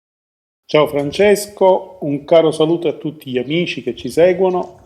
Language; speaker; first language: Italian; native; Italian